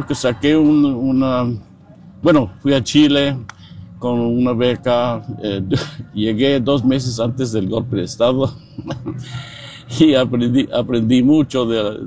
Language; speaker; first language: Spanish; non-native, fluent; English